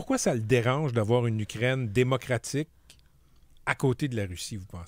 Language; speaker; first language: French; native; French